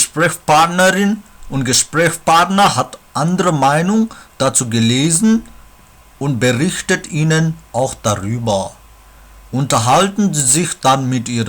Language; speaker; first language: German; non-native, learner; Nepali